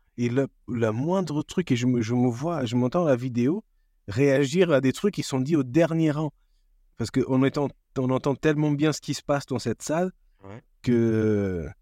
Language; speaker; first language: French; non-native, fluent; Portuguese